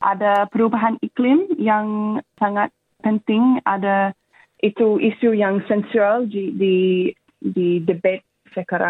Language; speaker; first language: Indonesian; non-native, fluent; English